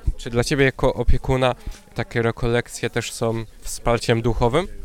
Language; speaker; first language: Polish; native; Polish